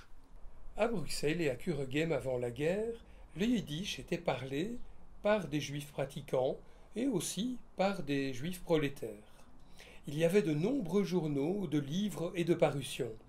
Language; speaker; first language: French; native; French